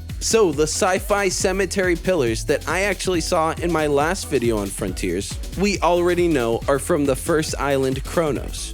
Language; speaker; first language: English; native; English